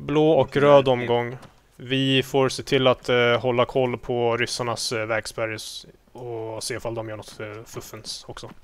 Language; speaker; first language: Swedish; native; Swedish